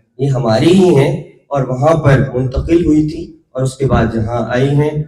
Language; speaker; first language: Urdu; non-native, local second language; Punjabi